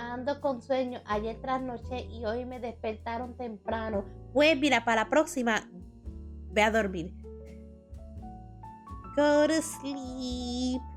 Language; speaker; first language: Spanish; early bilingual, heritage; Spanish